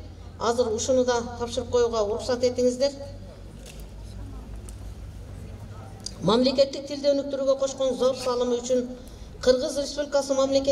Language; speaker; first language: Kyrgyz; native; Kyrgyz